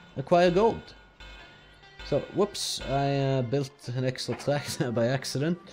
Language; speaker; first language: English; non-native, fluent; Norwegian